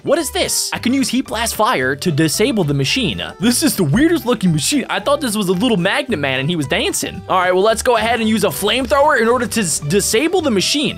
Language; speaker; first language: English; native; English